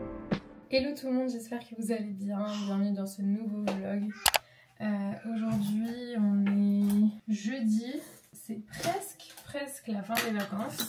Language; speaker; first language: French; native; French